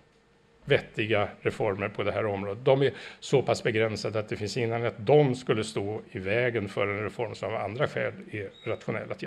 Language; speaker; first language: Swedish; native; Swedish